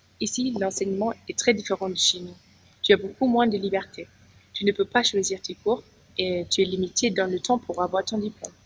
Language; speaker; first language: French; non-native, fluent; German